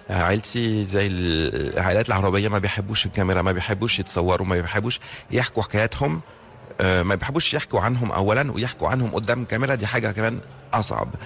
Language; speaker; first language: Arabic; early bilingual, heritage; Arabic